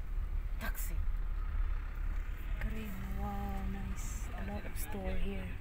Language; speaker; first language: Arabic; non-native, learner; Filipino